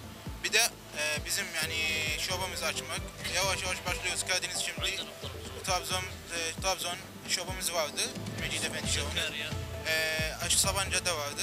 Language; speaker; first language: Turkish; non-native, learner; Arabic